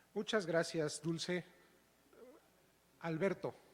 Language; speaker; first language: Spanish; native; Spanish